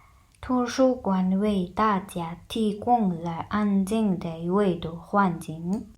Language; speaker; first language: Chinese; non-native, fluent; Mongolian